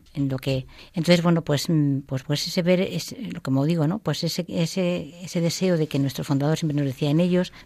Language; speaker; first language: Spanish; native; Spanish